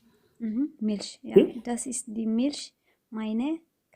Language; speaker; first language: German; non-native, learner; Amharic